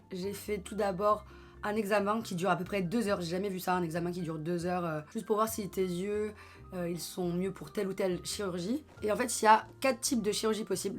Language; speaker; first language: French; native; French